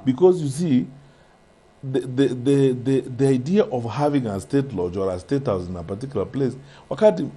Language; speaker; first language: English; non-native, local second language; Gusii